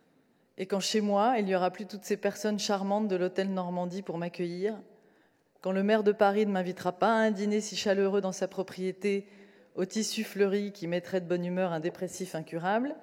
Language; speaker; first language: French; native; French